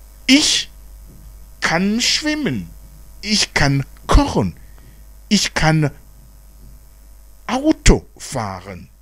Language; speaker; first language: German; non-native, fluent; Rundi